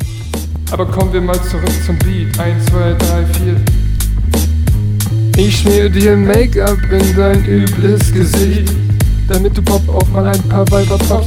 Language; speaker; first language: German; native; German